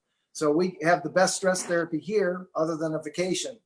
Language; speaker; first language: English; native; English